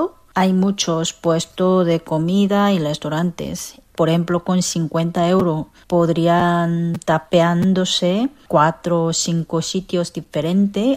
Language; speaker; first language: Spanish; non-native, fluent; Korean